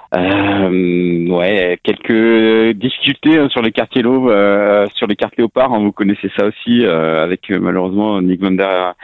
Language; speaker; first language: French; native; French